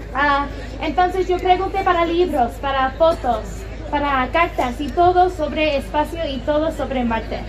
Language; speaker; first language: Spanish; non-native, learner; English